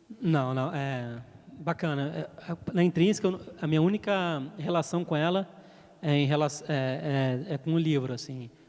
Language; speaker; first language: Portuguese; early bilingual, heritage; French